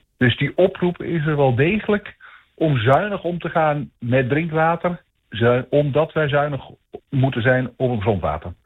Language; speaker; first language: Dutch; native; Dutch